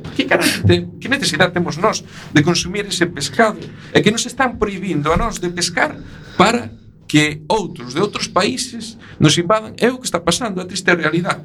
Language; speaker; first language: Galician; native; Galician